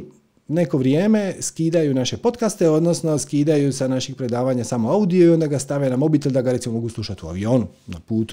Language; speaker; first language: Croatian; native; Croatian